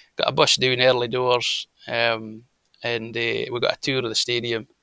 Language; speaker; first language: English; native; English